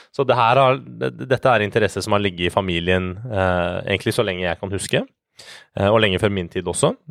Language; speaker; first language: Norwegian; early bilingual, other home language; Persian